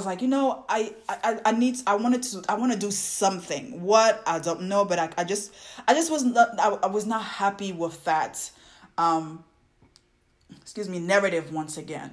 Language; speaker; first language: English; non-native, fluent; French